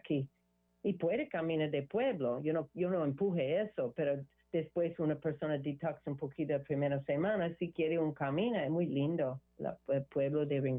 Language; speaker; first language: Spanish; non-native, learner; English